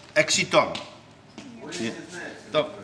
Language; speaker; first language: Russian; non-native, fluent; Polish